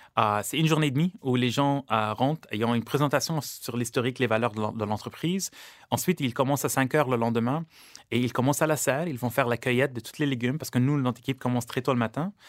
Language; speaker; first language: French; non-native, local second language; Arabic